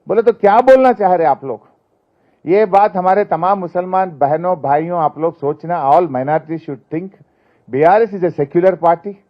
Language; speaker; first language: Hindi; non-native, local second language; Telugu